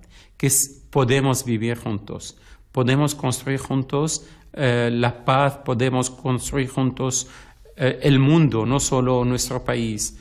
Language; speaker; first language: Spanish; non-native, fluent; Arabic